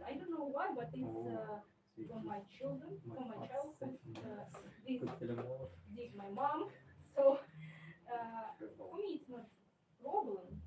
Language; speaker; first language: English; non-native, learner; Ukrainian